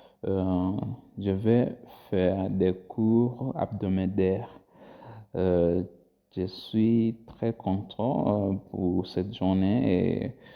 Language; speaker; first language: French; non-native, learner; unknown